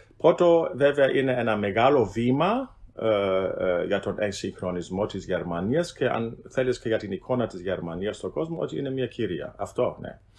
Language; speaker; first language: Greek; non-native, fluent; German